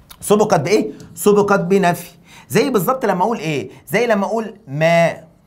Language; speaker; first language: Arabic; native; Arabic